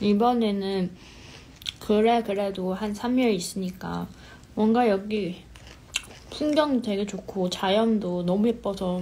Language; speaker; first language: Korean; non-native, fluent; Chinese